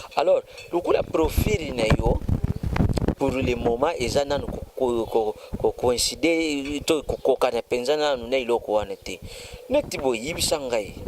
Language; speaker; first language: Lingala; non-native, local second language; Kongo